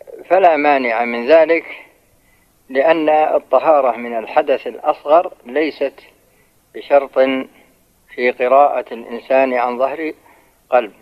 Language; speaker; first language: Arabic; native; Arabic